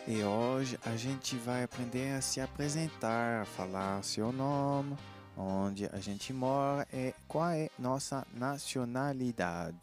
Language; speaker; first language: Portuguese; non-native, fluent; French